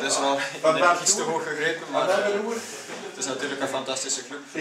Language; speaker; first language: Dutch; non-native, fluent; Spanish